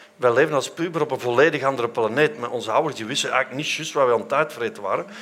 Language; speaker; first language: Dutch; native; Dutch